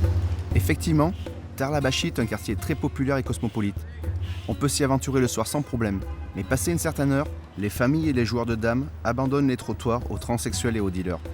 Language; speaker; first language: French; native; French